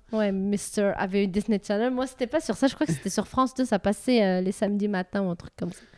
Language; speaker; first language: French; native; French